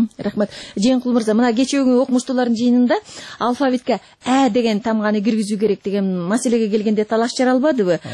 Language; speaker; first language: Kyrgyz; native; Kyrgyz